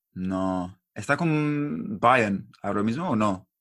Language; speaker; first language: Spanish; non-native, learner; English